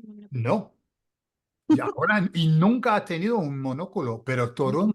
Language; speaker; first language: Spanish; non-native, fluent; English